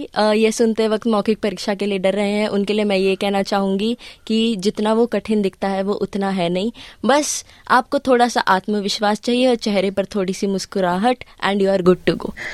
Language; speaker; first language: Hindi; early bilingual, heritage; Hindi